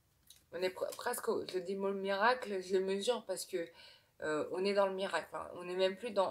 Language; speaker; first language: French; native; French